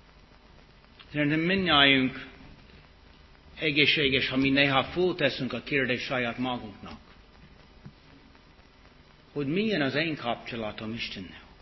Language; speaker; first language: Hungarian; non-native, fluent; English